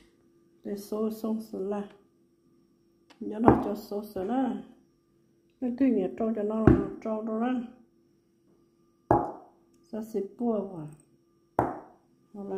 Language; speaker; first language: French; non-native, learner; Hmong